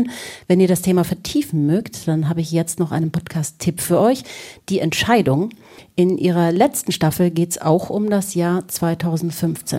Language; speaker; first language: German; native; German